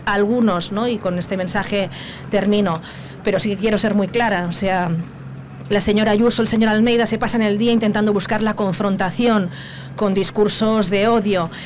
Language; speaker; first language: Spanish; native; Spanish